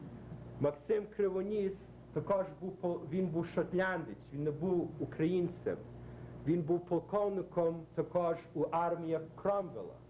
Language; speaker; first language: Ukrainian; early bilingual, heritage; Ukrainian